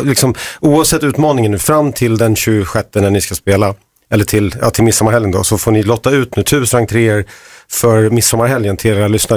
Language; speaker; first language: Swedish; native; Swedish